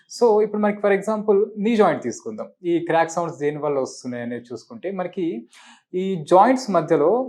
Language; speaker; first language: Telugu; native; Telugu